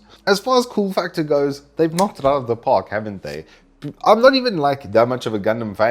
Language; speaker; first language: English; native; English